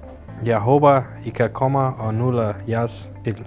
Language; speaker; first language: Danish; non-native, learner; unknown